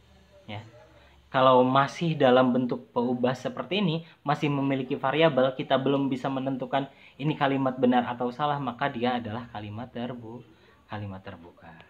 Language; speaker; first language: Indonesian; native; Indonesian